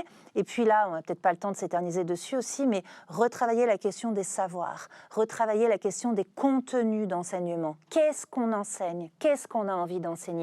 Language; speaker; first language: French; native; French